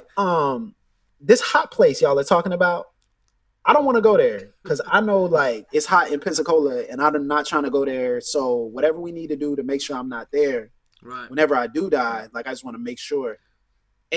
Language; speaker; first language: English; native; English